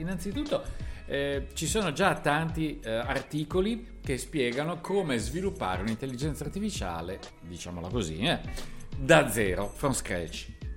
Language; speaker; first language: Italian; native; Italian